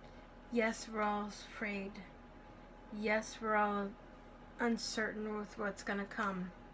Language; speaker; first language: English; native; English